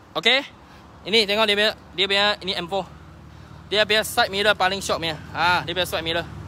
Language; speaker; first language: Malay; non-native, local second language; Chinese